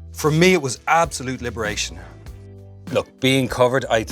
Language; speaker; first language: English; native; English